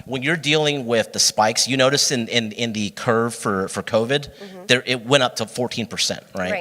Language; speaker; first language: English; native; English